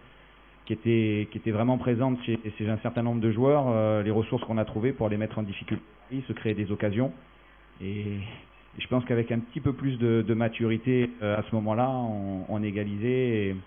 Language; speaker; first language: French; native; French